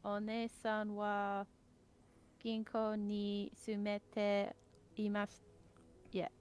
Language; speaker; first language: Japanese; non-native, learner; English